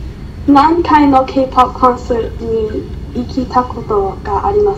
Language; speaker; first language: Japanese; non-native, learner; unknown